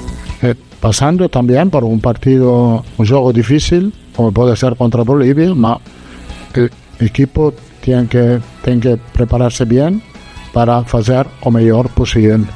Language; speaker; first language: Portuguese; non-native, learner; Italian